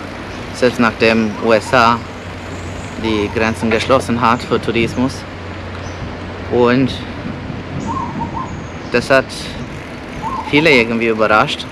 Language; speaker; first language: German; non-native, fluent; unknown